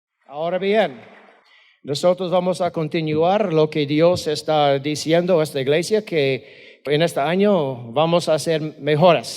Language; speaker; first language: Spanish; non-native, fluent; English